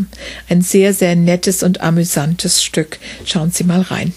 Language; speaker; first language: German; native; German